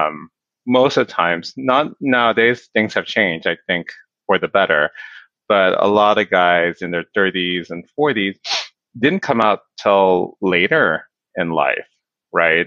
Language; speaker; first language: English; native; English